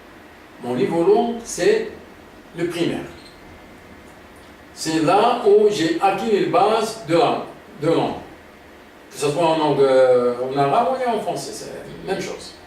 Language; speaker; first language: French; non-native, local second language; Arabic